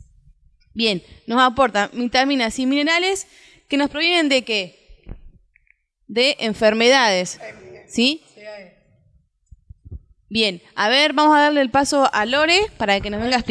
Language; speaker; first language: Spanish; native; Spanish